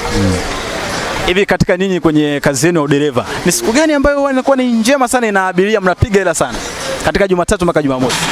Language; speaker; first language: Swahili; native; Swahili